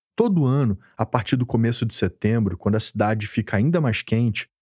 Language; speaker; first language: Portuguese; native; Portuguese